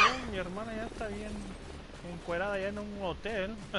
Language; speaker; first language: Spanish; early bilingual, heritage; Spanish